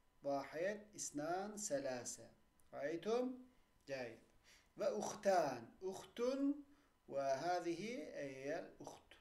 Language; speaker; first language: Arabic; non-native, fluent; Turkish